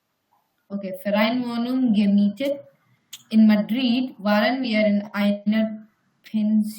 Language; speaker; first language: German; non-native, learner; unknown